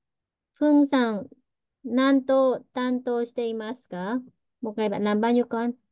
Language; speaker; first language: Japanese; early bilingual, heritage; Vietnamese